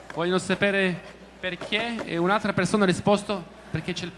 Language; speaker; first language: Italian; early bilingual, heritage; Italian